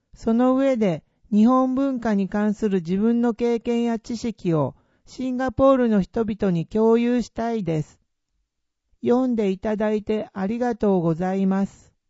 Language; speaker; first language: Japanese; non-native, fluent; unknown